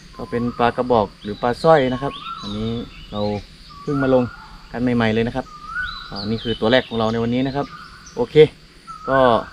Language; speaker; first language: Thai; native; Thai